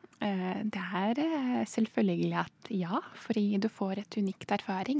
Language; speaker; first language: Norwegian; non-native, fluent; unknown